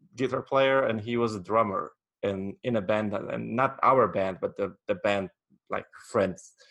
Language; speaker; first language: English; non-native, fluent; Polish